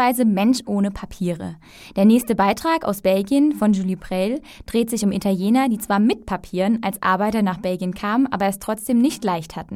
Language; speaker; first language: German; native; German